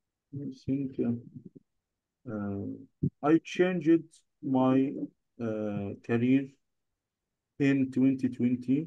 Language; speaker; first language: English; non-native, learner; Arabic